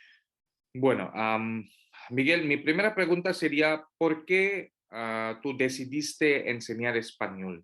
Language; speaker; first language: Spanish; non-native, fluent; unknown